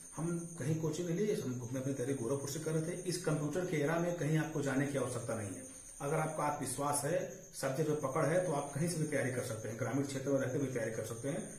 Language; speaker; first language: Hindi; native; Hindi